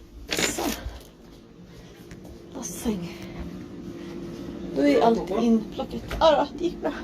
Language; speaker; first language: Swedish; native; Swedish